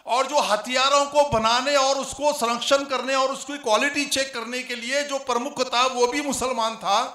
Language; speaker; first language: Hindi; non-native, local second language; Marathi